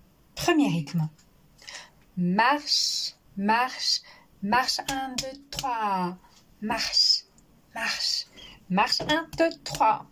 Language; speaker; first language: French; native; French